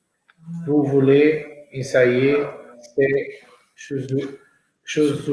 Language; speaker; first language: French; non-native, learner; Portuguese